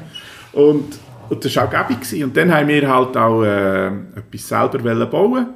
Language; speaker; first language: German; native; German